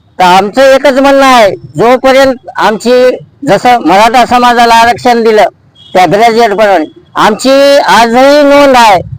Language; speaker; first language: Marathi; non-native, local second language; Lambadi